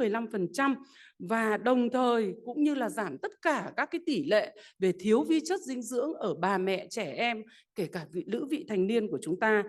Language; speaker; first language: Vietnamese; native; Vietnamese